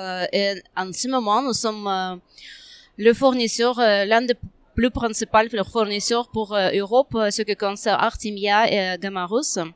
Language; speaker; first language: French; non-native, fluent; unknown